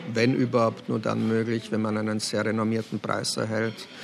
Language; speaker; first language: German; early bilingual, other home language; Czech